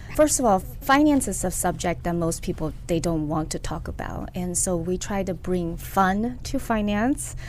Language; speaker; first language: English; early bilingual, other home language; Chinese